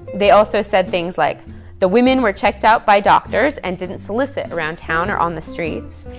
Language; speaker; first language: English; native; English